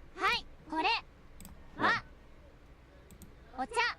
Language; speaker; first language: Japanese; non-native, learner; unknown